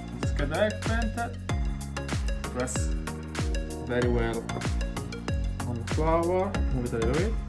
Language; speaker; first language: English; non-native, fluent; Italian